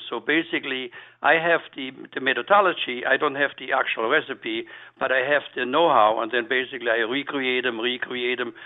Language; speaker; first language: English; non-native, fluent; German